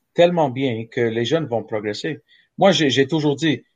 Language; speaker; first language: French; native; French